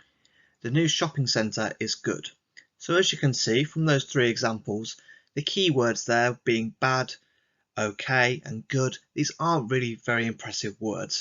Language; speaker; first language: English; native; English